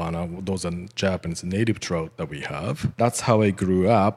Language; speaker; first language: English; non-native, fluent; Japanese